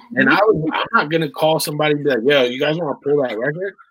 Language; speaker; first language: English; native; English